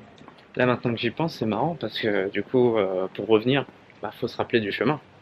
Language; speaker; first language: French; native; French